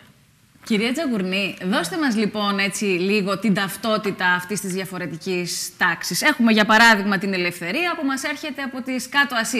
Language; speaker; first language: Greek; native; Greek